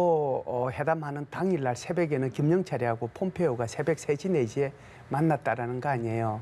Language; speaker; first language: Korean; native; Korean